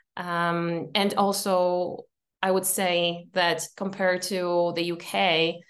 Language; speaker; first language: English; non-native, fluent; Polish